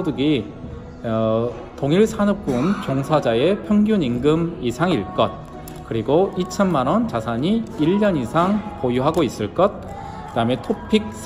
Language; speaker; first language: Korean; native; Korean